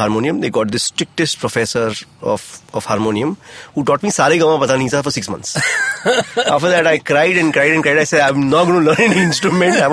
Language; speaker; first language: English; non-native, local second language; Hindi